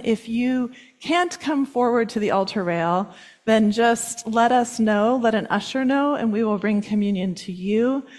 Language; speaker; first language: English; native; English